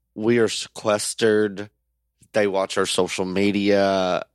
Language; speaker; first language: English; native; English